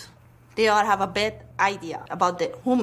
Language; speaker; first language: English; non-native, learner; Pashto